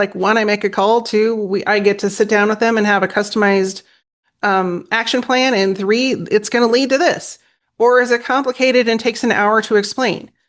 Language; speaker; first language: English; native; English